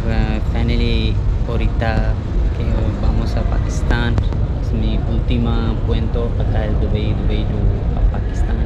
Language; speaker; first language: Spanish; non-native, learner; Punjabi